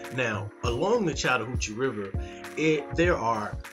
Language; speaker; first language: English; native; English